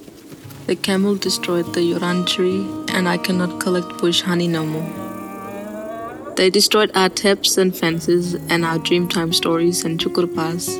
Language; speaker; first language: English; non-native, local second language; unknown